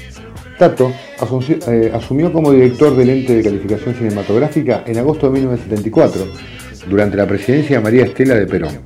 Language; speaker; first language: Spanish; native; Spanish